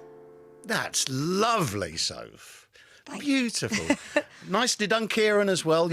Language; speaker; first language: English; native; English